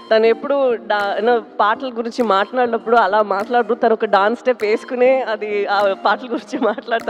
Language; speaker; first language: Telugu; non-native, fluent; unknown